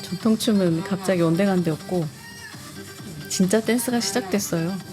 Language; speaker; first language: Korean; native; Korean